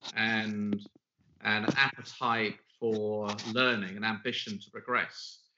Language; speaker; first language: English; native; English